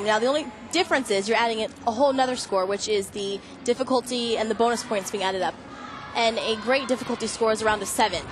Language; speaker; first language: English; native; English